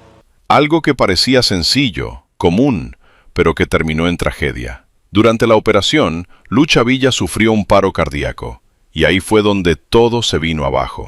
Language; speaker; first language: Spanish; native; Spanish